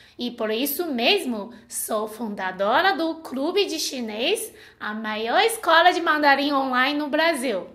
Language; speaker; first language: Portuguese; non-native, fluent; Chinese